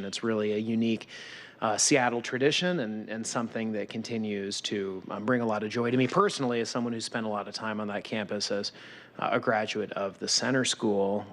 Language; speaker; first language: English; native; English